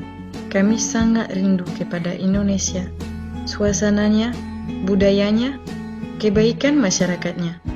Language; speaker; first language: Indonesian; non-native, fluent; French